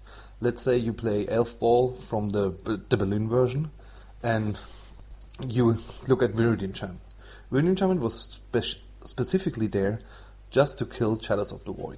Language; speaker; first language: English; non-native, fluent; German